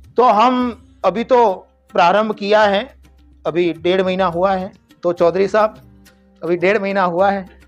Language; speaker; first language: Hindi; non-native, local second language; Gujarati